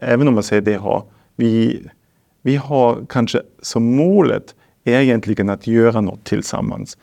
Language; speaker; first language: Swedish; non-native, fluent; German